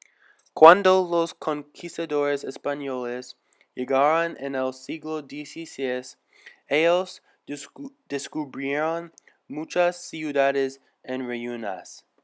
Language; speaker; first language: Spanish; non-native, learner; English